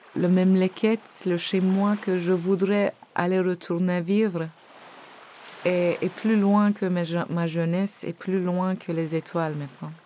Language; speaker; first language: French; non-native, fluent; Turkish